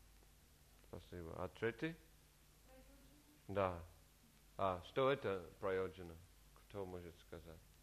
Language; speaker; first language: Russian; non-native, learner; English